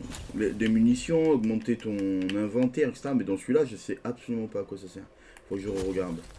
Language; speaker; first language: French; native; French